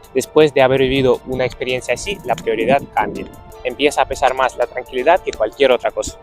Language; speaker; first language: Spanish; non-native, fluent; Ukrainian